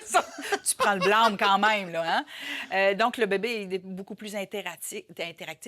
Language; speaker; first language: French; native; French